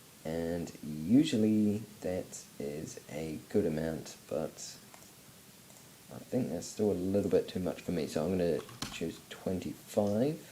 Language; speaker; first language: English; native; English